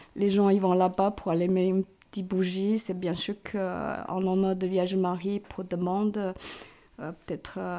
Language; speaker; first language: French; non-native, fluent; Cantonese